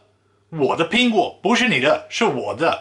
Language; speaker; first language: Chinese; non-native, fluent; Dutch